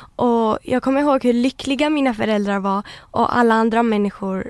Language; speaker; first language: Swedish; early bilingual, other home language; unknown